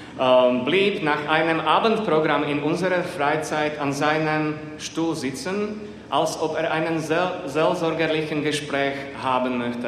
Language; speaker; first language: German; non-native, fluent; Slovak